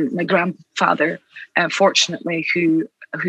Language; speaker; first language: English; native; English